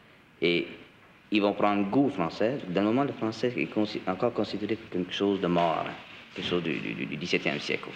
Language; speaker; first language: French; native; French